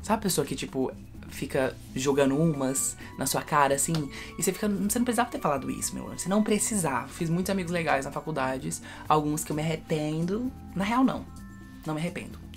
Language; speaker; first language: Portuguese; early bilingual, heritage; Portuguese